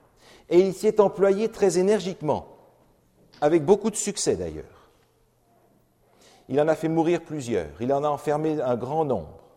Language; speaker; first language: French; native; French